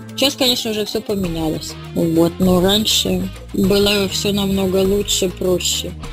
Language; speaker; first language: Russian; native; Russian